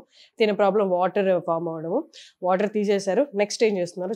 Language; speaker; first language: Telugu; native; Telugu